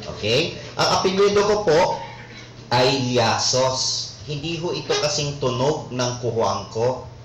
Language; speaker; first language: Filipino; non-native, local second language; Bikol